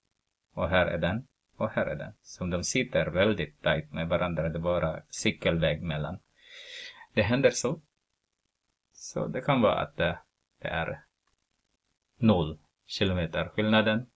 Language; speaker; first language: Swedish; non-native, fluent; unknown